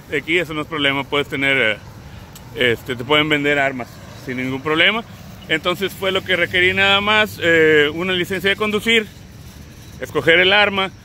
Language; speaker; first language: Spanish; early bilingual, heritage; Spanish